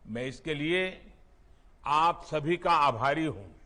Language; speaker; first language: Hindi; non-native, local second language; Gujarati